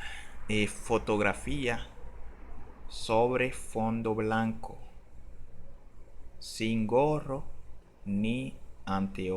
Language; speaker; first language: Spanish; non-native, learner; Haitian Creole